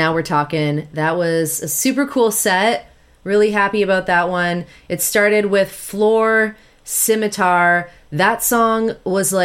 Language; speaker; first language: English; native; English